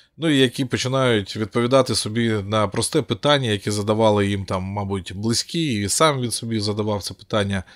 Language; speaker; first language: Ukrainian; non-native, local second language; Russian